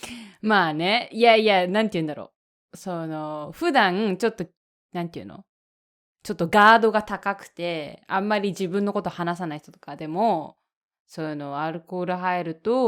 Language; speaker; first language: Japanese; native; Japanese